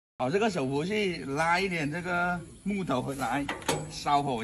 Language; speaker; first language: Chinese; non-native, local second language; Cantonese